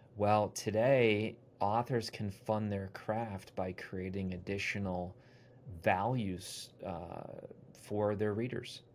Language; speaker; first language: English; native; English